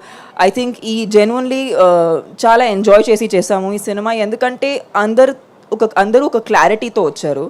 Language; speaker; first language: Telugu; non-native, fluent; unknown